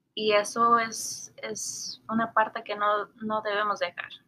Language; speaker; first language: Spanish; early bilingual, heritage; Spanish